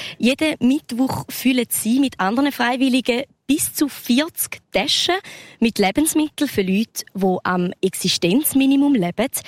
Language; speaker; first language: German; native; German